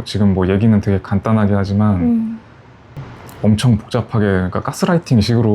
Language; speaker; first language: Korean; native; Korean